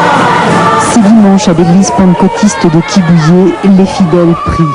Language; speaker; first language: French; native; French